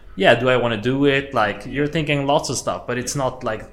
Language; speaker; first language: English; non-native, fluent; Swedish